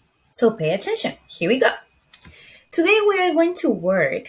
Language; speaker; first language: English; non-native, fluent; Spanish